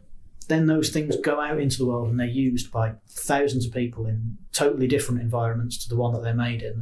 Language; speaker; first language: English; native; English